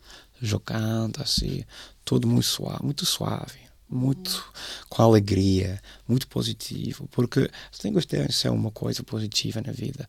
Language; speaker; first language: Portuguese; non-native, fluent; English